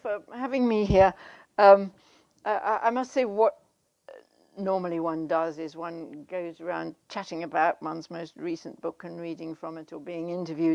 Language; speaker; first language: English; native; English